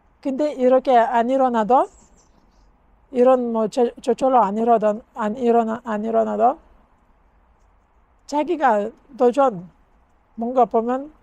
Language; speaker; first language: Korean; non-native, learner; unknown